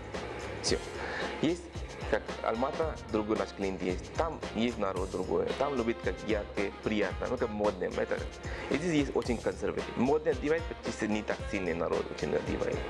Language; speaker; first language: Russian; non-native, learner; Tamil